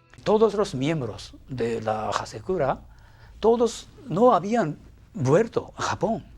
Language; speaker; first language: Spanish; non-native, fluent; Japanese